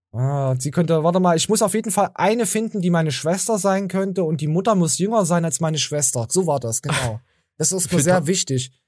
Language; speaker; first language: German; native; German